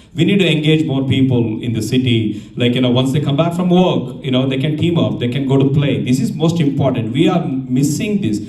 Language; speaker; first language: English; non-native, local second language; Telugu